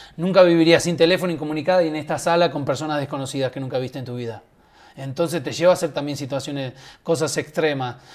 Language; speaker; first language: Spanish; native; Spanish